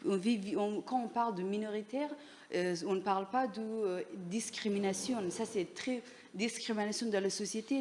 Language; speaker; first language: French; non-native, learner; Persian